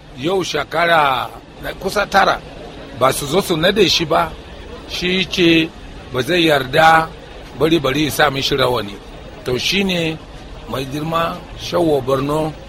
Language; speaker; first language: Hausa; non-native, local second language; Kanuri